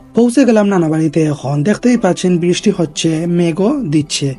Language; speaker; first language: Bangla; non-native, local second language; Sylheti